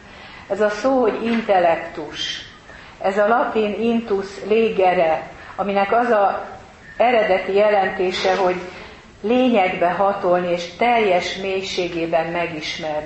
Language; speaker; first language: Hungarian; native; Hungarian